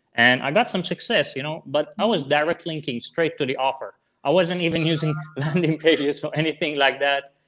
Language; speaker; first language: English; non-native, fluent; Arabic